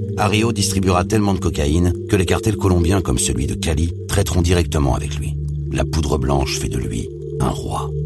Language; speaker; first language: French; native; French